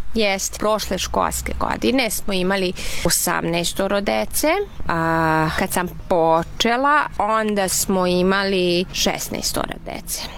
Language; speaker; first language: Serbian; non-native, local second language; Hungarian